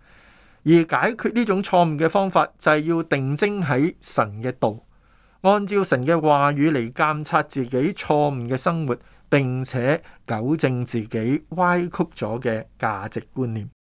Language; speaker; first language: Chinese; non-native, local second language; Cantonese